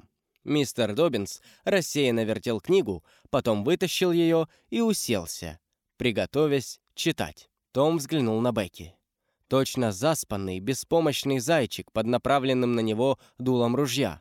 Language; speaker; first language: Russian; native; Russian